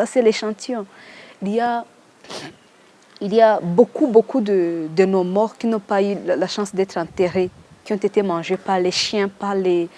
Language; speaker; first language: French; non-native, local second language; Kinyarwanda